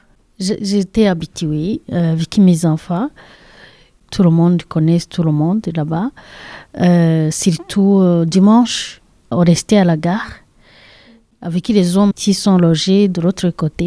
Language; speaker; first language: French; non-native, learner; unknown